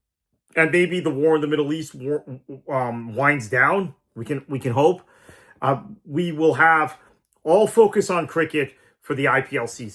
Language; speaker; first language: English; native; English